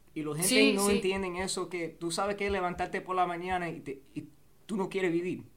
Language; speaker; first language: Spanish; early bilingual, heritage; Spanish